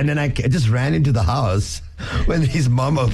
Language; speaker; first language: English; native; English